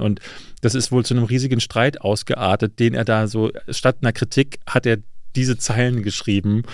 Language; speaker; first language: German; native; German